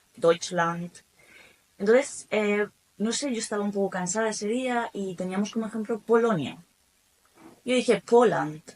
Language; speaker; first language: Spanish; native; Spanish